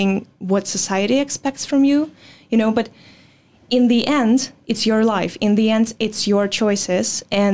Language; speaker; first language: English; non-native, fluent; Russian